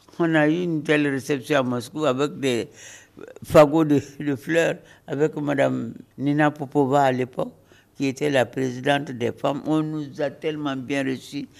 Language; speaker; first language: French; non-native, local second language; Bambara